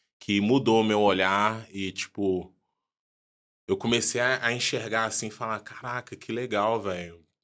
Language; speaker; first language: Portuguese; early bilingual, other home language; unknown